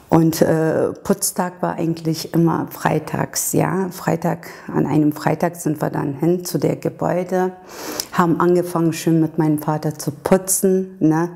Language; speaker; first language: German; early bilingual, other home language; Turkish